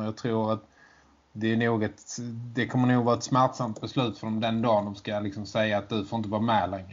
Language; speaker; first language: Swedish; native; Swedish